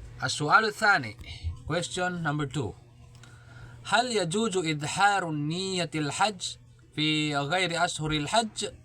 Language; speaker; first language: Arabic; non-native, fluent; Filipino